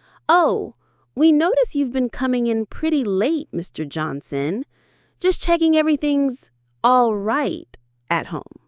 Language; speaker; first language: English; native; English